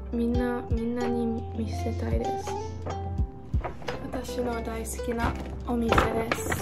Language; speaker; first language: Japanese; non-native, learner; English